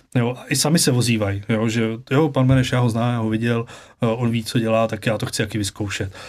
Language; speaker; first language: Czech; native; Czech